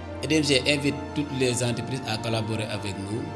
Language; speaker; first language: French; non-native, local second language; Wolof